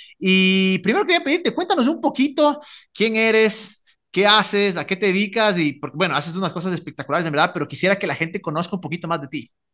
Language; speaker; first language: Spanish; native; Spanish